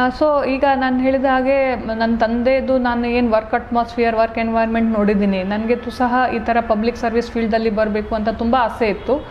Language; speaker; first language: Kannada; non-native, fluent; Hindi